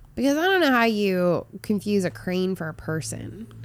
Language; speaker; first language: English; native; English